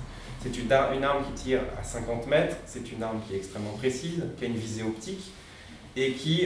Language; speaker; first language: French; native; French